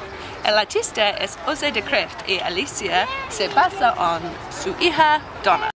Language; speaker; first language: Spanish; non-native, learner; English